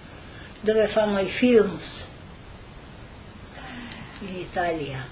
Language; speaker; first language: Italian; non-native, local second language; Slovenian